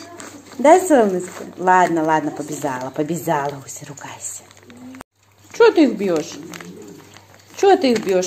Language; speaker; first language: Russian; native; Russian